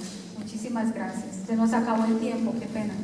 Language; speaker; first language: Spanish; native; Spanish